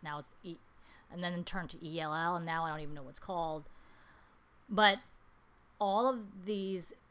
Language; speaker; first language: English; native; English